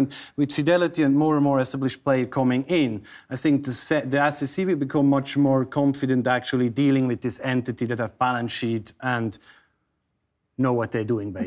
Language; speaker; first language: English; non-native, fluent; German